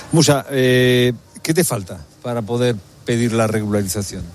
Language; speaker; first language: Spanish; native; Spanish